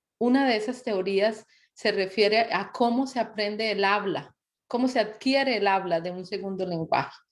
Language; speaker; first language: Spanish; native; Spanish